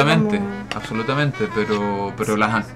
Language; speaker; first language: Spanish; native; Spanish